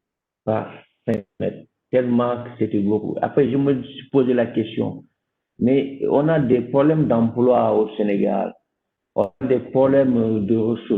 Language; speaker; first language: French; non-native, local second language; Wolof